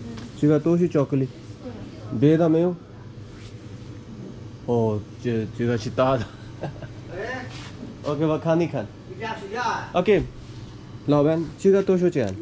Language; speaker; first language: Chinese; non-native, learner; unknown